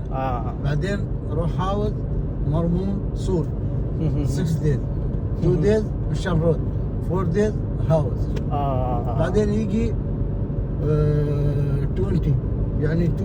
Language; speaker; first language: Arabic; non-native, learner; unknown